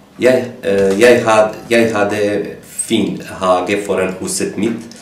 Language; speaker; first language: Norwegian; non-native, learner; Bosnian